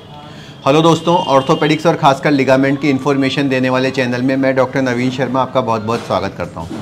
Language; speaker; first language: Hindi; native; Hindi